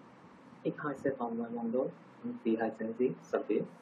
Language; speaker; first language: German; non-native, learner; Bangla